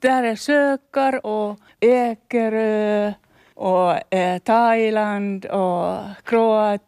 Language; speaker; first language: Swedish; non-native, learner; Finnish